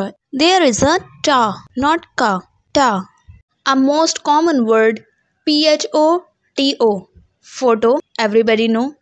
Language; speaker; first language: English; non-native, local second language; Hindi